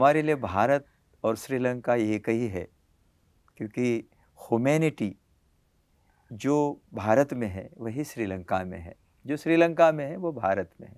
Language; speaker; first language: Hindi; native; Hindi